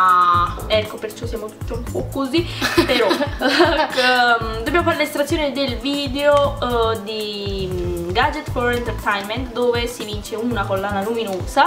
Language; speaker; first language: Italian; native; Italian